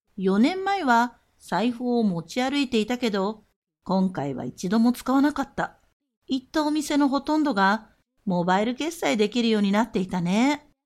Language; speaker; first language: Japanese; native; Japanese